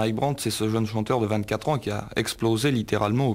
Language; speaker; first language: French; native; French